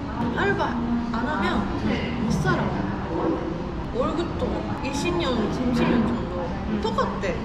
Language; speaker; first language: Korean; non-native, learner; Japanese